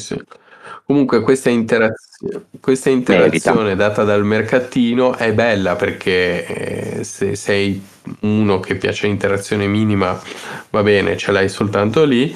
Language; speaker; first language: Italian; native; Italian